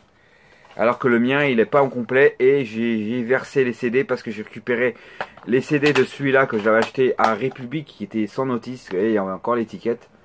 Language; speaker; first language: French; native; French